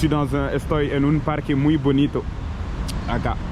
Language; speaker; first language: Spanish; non-native, learner; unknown